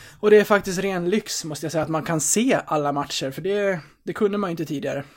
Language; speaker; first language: Swedish; native; Swedish